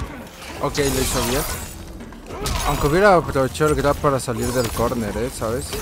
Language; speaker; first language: Spanish; native; Spanish